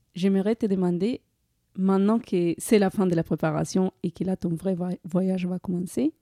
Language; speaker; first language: French; non-native, fluent; Spanish